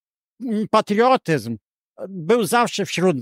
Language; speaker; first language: Polish; early bilingual, heritage; Polish